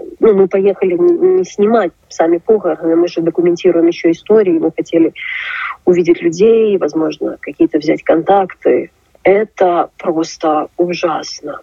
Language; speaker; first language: Russian; non-native, local second language; Ukrainian